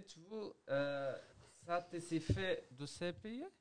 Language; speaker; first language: French; non-native, learner; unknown